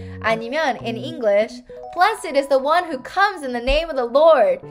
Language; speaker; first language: English; early bilingual, other home language; Korean